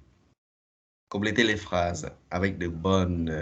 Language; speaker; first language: French; non-native, fluent; Khmer